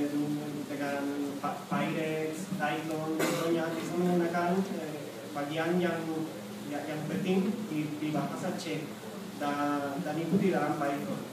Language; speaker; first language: Indonesian; non-native, fluent; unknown